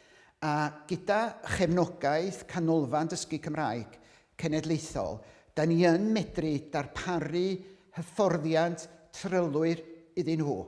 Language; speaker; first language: Welsh; native; Welsh